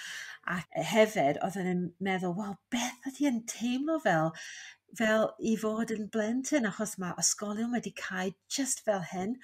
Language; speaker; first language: Welsh; non-native, fluent; English